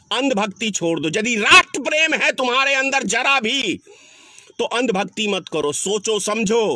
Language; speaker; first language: Hindi; native; Hindi